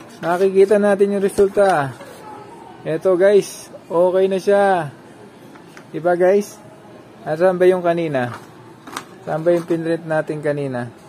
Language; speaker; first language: Filipino; non-native, local second language; Pampanga